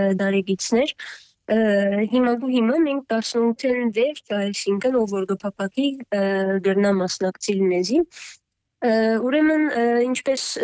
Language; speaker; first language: Armenian; early bilingual, heritage; Armenian